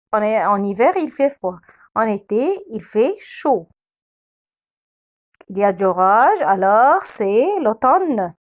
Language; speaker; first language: French; non-native, fluent; Arabic